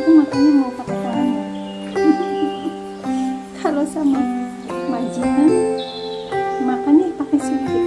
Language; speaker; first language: Indonesian; non-native, local second language; Javanese